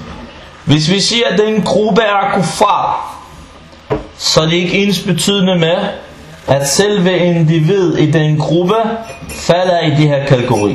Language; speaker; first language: Danish; non-native, fluent; Arabic